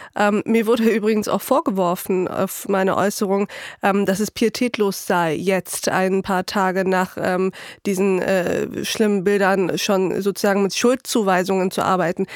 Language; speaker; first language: German; early bilingual, other home language; Turkish